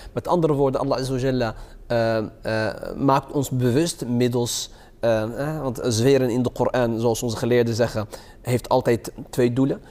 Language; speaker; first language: Dutch; early bilingual, other home language; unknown